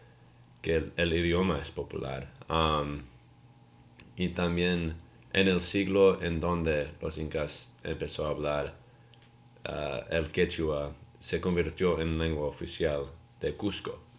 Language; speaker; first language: Spanish; non-native, learner; English